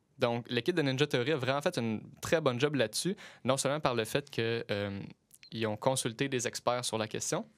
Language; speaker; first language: French; native; French